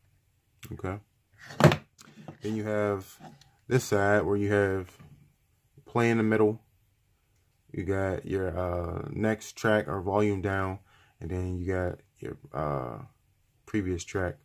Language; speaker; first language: English; native; English